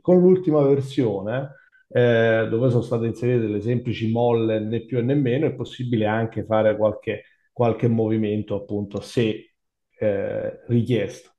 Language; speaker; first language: Italian; native; Italian